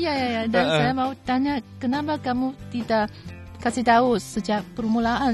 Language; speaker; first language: Indonesian; non-native, fluent; Chinese